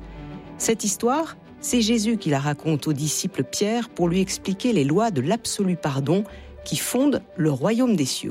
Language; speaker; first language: French; native; French